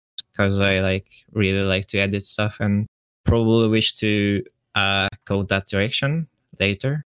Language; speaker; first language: English; non-native, fluent; Polish